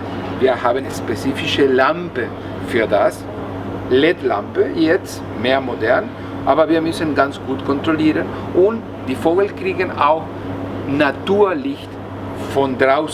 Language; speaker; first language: German; non-native, learner; Spanish